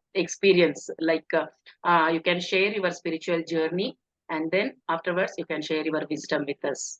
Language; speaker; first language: English; non-native, local second language; Kannada